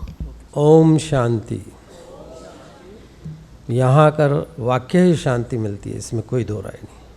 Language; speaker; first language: Hindi; native; Hindi